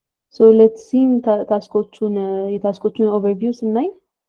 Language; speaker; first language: English; non-native, fluent; Amharic